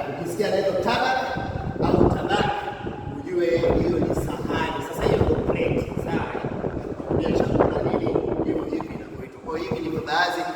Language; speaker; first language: Swahili; native; Swahili